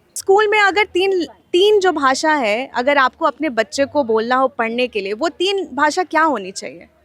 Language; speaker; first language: Hindi; non-native, local second language; Bangla